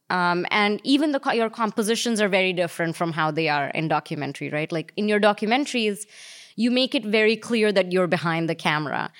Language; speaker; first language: English; native; English